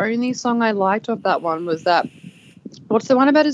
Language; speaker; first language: English; native; English